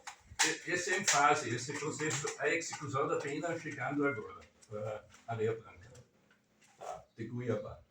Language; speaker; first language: Portuguese; non-native, learner; German